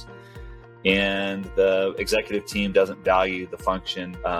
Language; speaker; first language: English; early bilingual, other home language; Spanish